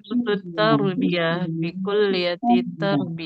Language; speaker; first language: Arabic; non-native, learner; Indonesian